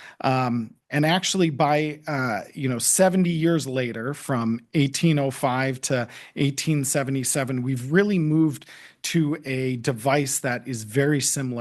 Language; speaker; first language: English; native; English